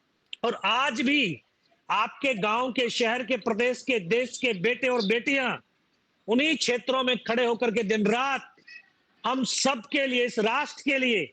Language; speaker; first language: Hindi; native; Hindi